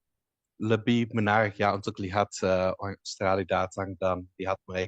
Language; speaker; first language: Indonesian; non-native, fluent; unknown